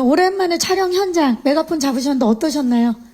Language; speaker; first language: Korean; native; Korean